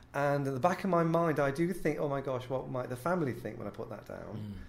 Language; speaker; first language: English; native; English